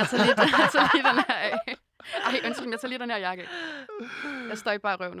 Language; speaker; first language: Danish; native; Danish